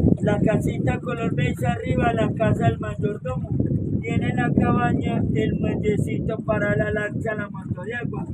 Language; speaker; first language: Spanish; native; Spanish